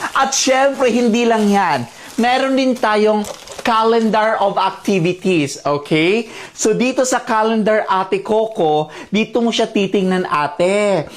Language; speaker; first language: Filipino; native; Filipino